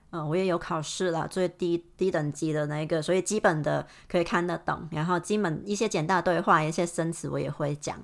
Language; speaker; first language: Chinese; non-native, fluent; Cantonese